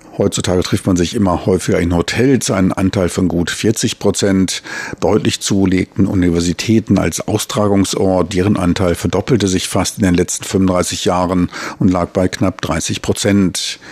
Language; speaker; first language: German; native; German